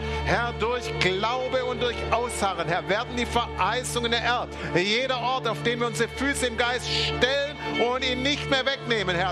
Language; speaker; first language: German; native; German